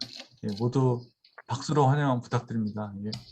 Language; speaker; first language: Korean; native; Korean